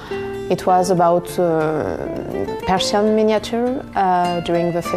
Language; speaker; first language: English; non-native, fluent; French